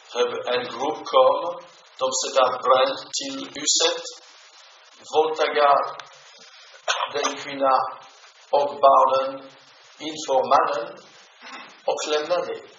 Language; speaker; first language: Swedish; non-native, learner; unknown